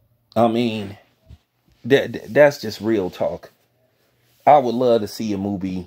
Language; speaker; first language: English; native; English